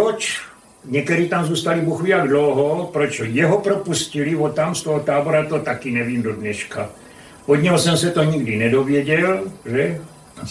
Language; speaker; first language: Czech; non-native, local second language; German